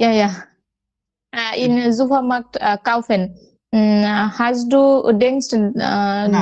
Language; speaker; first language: German; non-native, learner; Bangla